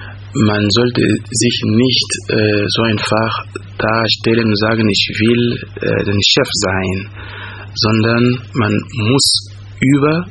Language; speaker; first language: German; non-native, fluent; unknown